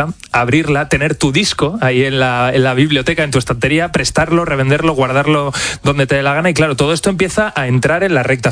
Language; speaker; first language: Spanish; native; Spanish